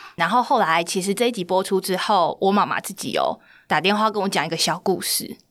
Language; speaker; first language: Chinese; native; Chinese